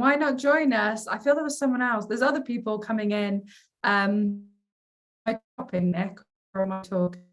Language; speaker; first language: English; native; English